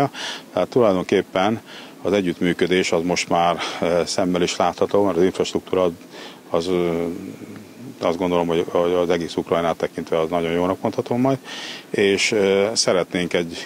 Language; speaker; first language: Hungarian; native; Hungarian